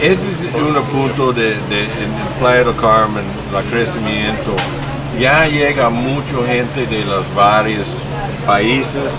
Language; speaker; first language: Spanish; non-native, learner; English